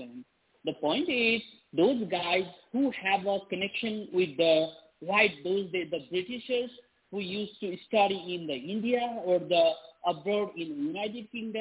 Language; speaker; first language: English; non-native, local second language; Nepali